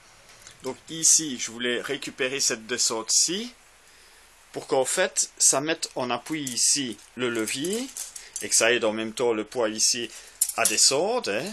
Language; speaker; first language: French; native; French